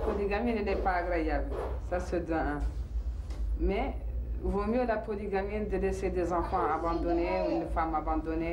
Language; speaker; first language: French; non-native, local second language; Arabic